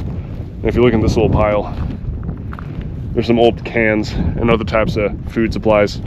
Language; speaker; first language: English; native; English